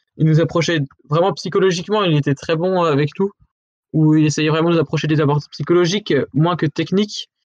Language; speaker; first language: French; native; French